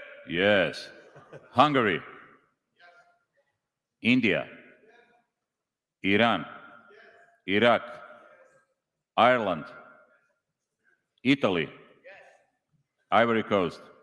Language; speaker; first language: English; non-native, fluent; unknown